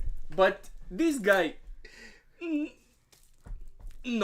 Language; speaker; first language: English; non-native, learner; Russian